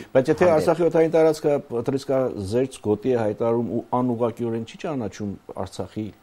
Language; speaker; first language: Armenian; native; Armenian